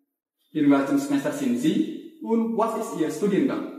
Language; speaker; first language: German; non-native, fluent; Indonesian